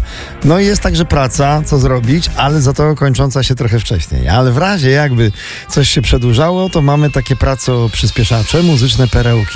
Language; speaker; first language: Polish; native; Polish